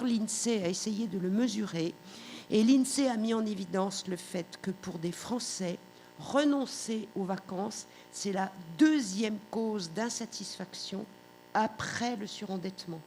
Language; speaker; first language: French; native; French